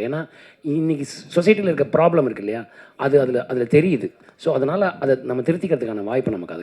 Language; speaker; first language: Tamil; native; Tamil